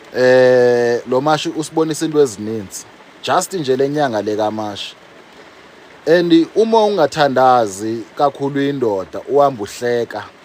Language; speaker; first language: Zulu; non-native, local second language; Xhosa